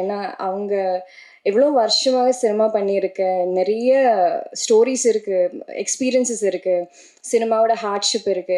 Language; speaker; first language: Tamil; non-native, learner; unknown